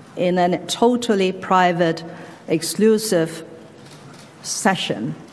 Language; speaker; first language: English; non-native, local second language; Cantonese